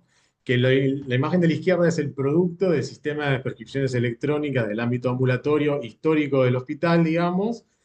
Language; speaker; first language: Spanish; native; Spanish